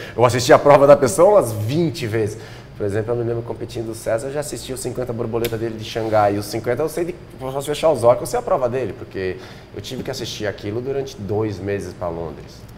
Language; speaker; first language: Portuguese; native; Portuguese